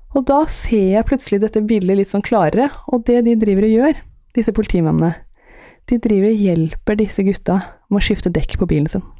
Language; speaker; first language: Norwegian; early bilingual, other home language; Persian